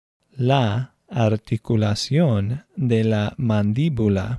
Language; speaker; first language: Spanish; non-native, learner; English